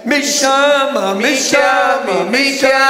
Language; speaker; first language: Italian; non-native, learner; Portuguese